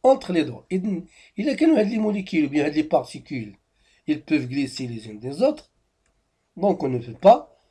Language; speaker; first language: French; non-native, local second language; Arabic